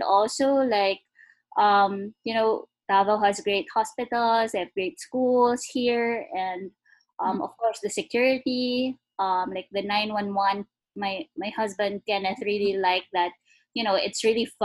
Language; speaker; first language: English; non-native, local second language; Filipino